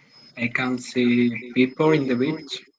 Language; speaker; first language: English; non-native, learner; Spanish